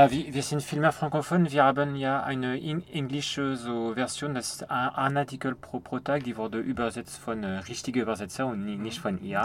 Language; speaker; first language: German; non-native, fluent; French